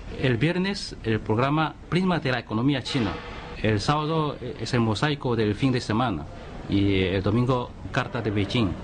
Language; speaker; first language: Spanish; non-native, fluent; Chinese